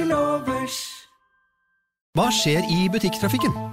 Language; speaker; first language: Norwegian; native; Norwegian